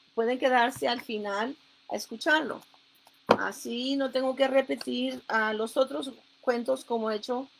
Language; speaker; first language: Spanish; early bilingual, heritage; Spanish